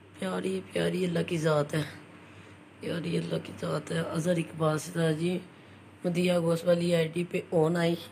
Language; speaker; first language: Urdu; non-native, local second language; Punjabi